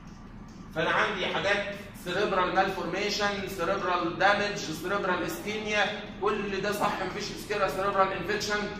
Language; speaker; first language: Arabic; native; Arabic